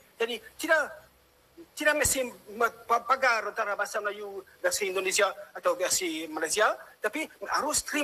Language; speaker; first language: Indonesian; non-native, fluent; French